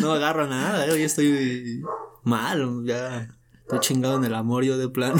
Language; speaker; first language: Spanish; native; Spanish